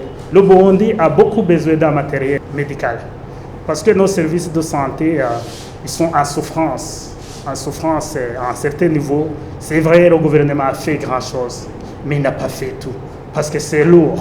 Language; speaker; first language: French; non-native, local second language; Rundi